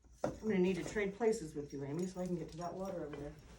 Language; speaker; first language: English; native; English